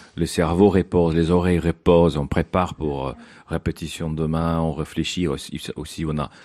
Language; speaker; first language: French; non-native, fluent; Russian